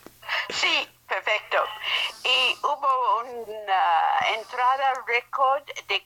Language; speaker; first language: Spanish; non-native, fluent; English